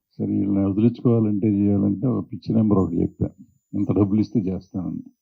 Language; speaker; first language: Telugu; native; Telugu